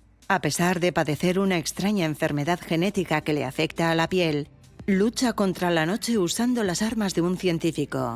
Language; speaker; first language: Spanish; native; Spanish